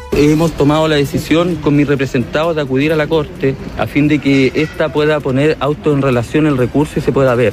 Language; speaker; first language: Spanish; native; Spanish